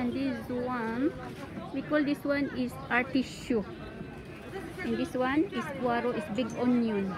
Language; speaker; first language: English; non-native, local second language; Filipino